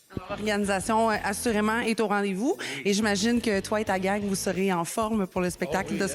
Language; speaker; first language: French; native; French